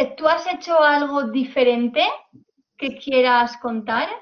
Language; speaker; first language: Spanish; native; Spanish